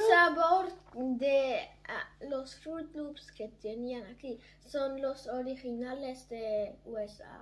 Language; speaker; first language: Spanish; early bilingual, heritage; German